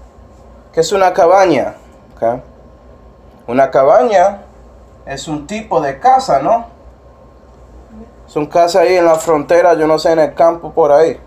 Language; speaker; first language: Spanish; non-native, fluent; English